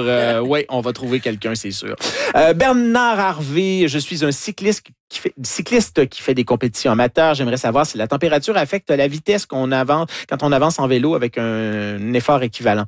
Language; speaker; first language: French; native; French